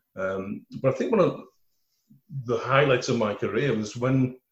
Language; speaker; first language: English; native; English